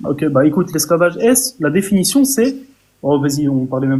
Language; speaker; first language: French; native; French